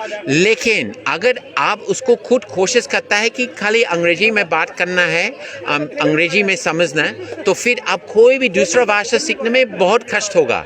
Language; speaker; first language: Hindi; non-native, fluent; English